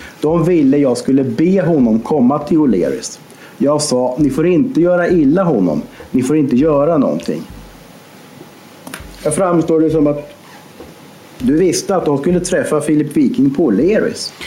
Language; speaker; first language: Swedish; native; Swedish